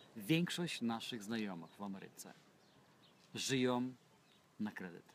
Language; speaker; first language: Polish; non-native, fluent; Russian